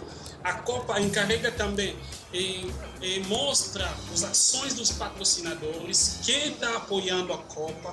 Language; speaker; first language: Portuguese; non-native, fluent; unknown